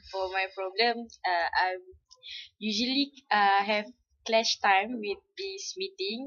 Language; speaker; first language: English; non-native, local second language; Malay